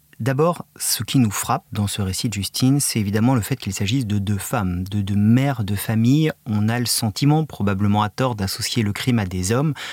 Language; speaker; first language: French; native; French